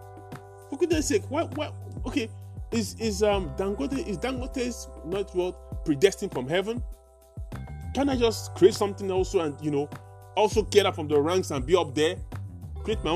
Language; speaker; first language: English; non-native, local second language; Yoruba